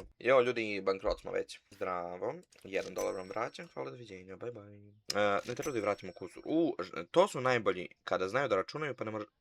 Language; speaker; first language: Bosnian; early bilingual, heritage; Bosnian